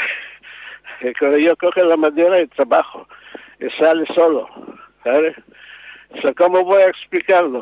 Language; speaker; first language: Spanish; non-native, learner; Hebrew